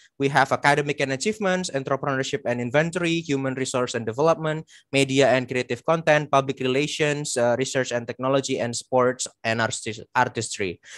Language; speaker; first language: English; non-native, fluent; Indonesian